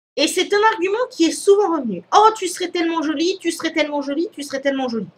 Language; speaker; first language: French; native; French